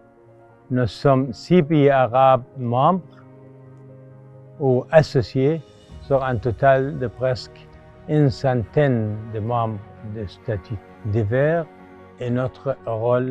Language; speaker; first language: French; non-native, fluent; Arabic